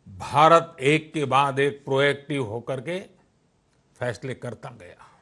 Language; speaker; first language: Hindi; non-native, local second language; Gujarati